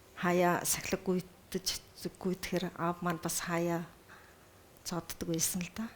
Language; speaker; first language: Mongolian; early bilingual, heritage; Mongolian